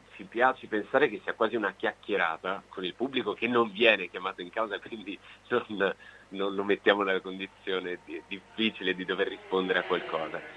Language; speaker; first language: Italian; native; Italian